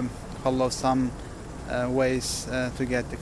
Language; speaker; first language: English; non-native, learner; Turkish